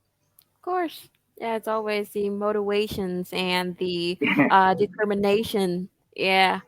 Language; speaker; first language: English; non-native, fluent; Khmer